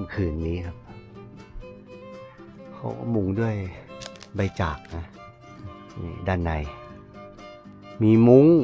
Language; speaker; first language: Thai; native; Thai